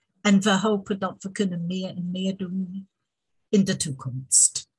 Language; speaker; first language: Dutch; non-native, fluent; English